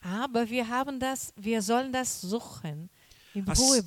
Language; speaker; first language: German; non-native, learner; Portuguese